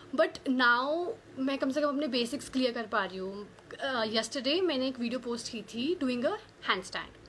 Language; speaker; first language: Hindi; native; Hindi